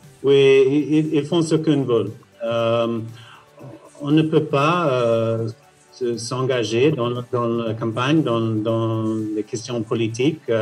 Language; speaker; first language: French; non-native, fluent; English